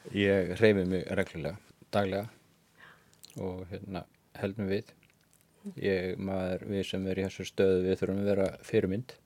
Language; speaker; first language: Icelandic; native; Icelandic